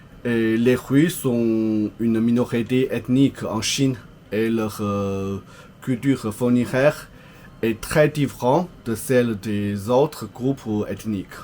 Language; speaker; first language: French; non-native, fluent; Chinese